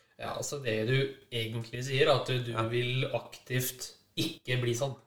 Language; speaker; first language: Norwegian; native; Norwegian